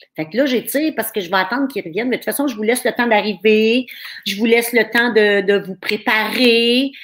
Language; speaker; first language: French; native; French